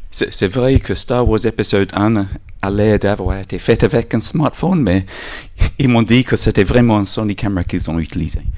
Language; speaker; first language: French; non-native, fluent; English